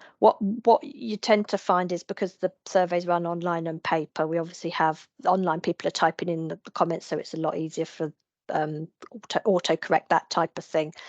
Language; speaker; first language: English; native; English